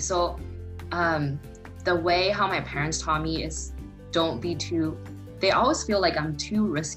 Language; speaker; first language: English; non-native, fluent; Chinese